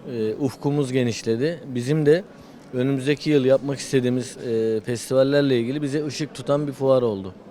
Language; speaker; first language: Turkish; native; Turkish